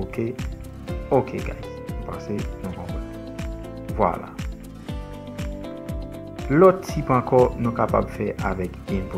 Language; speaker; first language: French; non-native, local second language; Haitian Creole